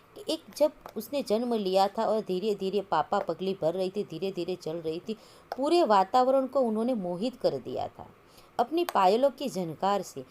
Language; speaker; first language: Hindi; non-native, local second language; Gujarati